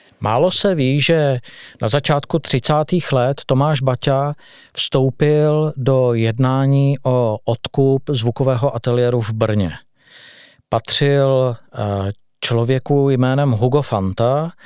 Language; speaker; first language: Czech; native; Czech